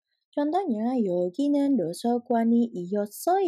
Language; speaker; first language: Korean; non-native, fluent; Indonesian